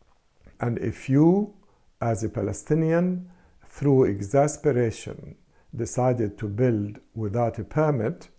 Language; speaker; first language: English; non-native, fluent; Arabic